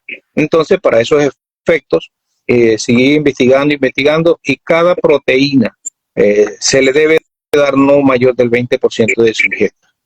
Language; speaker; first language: Spanish; native; Spanish